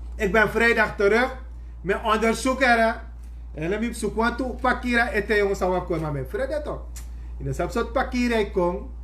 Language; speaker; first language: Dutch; native; Dutch